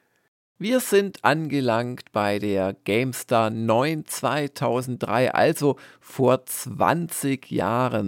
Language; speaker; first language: German; native; German